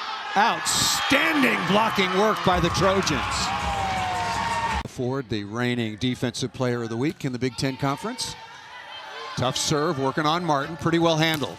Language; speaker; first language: English; native; English